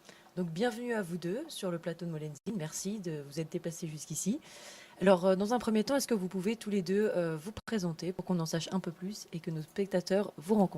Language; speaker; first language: French; native; French